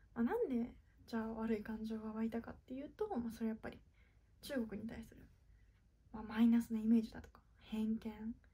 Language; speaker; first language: Japanese; native; Japanese